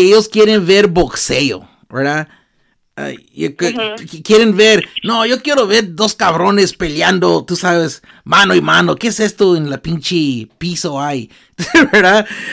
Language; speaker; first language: Spanish; early bilingual, heritage; Spanish